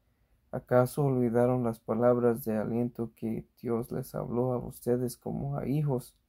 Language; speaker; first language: Spanish; early bilingual, heritage; Spanish